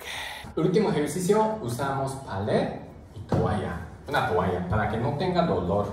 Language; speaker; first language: Spanish; non-native, learner; Japanese